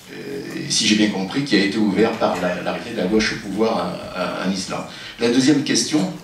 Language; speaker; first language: French; native; French